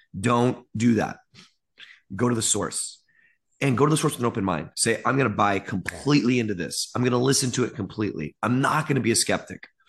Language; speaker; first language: English; early bilingual, other home language; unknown